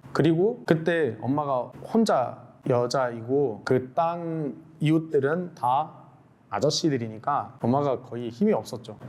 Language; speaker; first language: Korean; non-native, fluent; Arabic